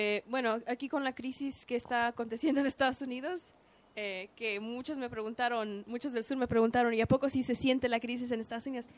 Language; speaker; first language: Spanish; early bilingual, heritage; Spanish